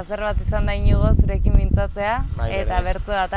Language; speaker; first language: Basque; native; Basque